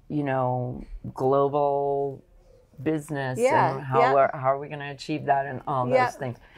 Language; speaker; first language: English; native; English